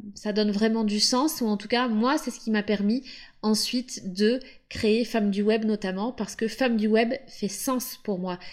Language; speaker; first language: French; native; French